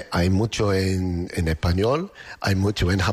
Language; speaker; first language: Spanish; non-native, learner; English